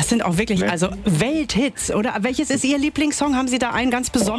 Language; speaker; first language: German; native; German